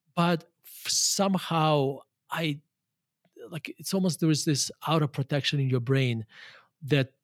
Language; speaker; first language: English; non-native, fluent; Russian